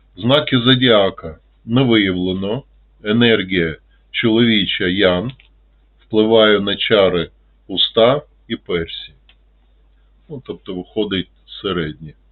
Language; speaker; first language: Ukrainian; non-native, local second language; Russian